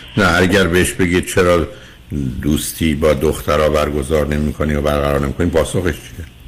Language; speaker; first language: Persian; native; Persian